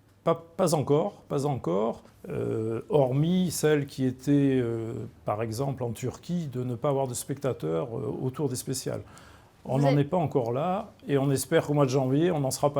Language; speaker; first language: French; native; French